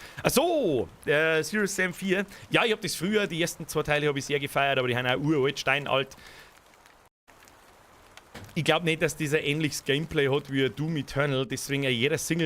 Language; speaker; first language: German; native; German